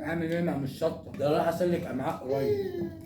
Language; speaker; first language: Arabic; native; Arabic